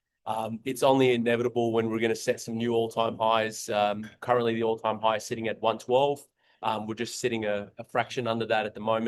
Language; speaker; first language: English; native; English